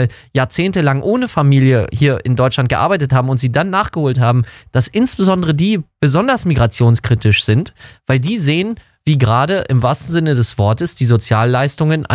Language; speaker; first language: German; native; German